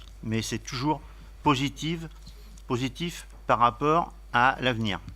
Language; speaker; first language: French; native; French